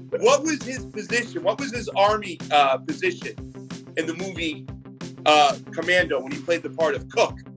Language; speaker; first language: English; native; English